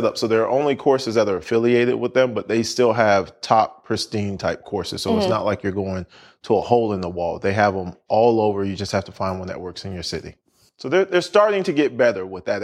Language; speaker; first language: English; native; English